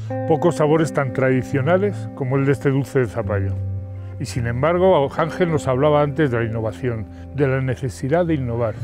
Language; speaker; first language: Spanish; native; Spanish